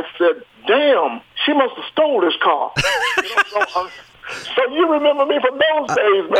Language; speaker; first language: English; native; English